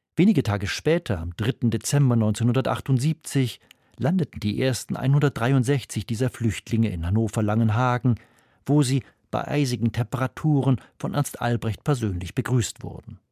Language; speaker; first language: German; native; German